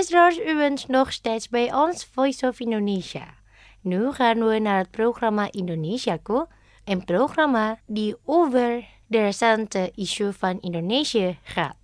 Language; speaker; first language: Dutch; non-native, fluent; Indonesian